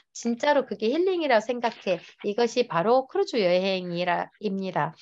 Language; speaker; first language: Korean; native; Korean